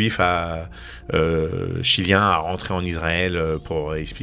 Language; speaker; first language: French; native; French